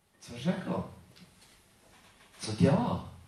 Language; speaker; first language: Czech; non-native, learner; English